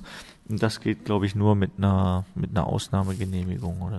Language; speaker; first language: German; native; German